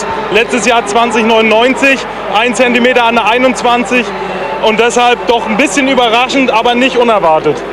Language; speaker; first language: German; native; German